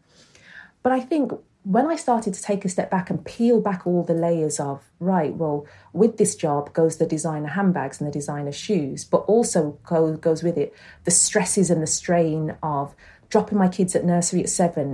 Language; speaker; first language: English; native; English